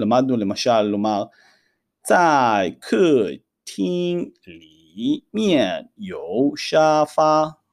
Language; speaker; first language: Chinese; non-native, fluent; Hebrew